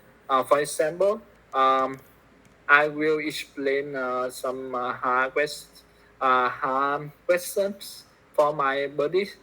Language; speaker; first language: English; non-native, learner; Vietnamese